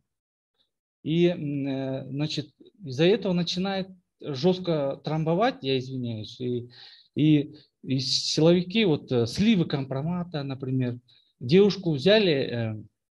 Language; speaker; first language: Russian; non-native, local second language; Kyrgyz